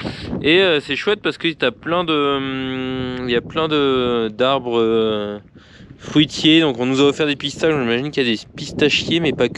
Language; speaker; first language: French; native; French